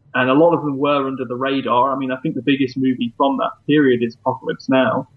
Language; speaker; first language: English; native; English